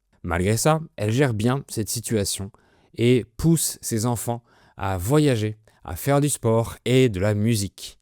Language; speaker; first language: French; native; French